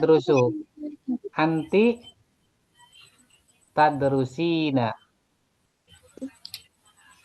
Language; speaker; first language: Arabic; non-native, fluent; Indonesian